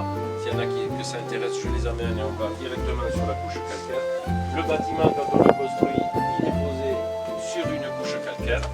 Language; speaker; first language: French; native; French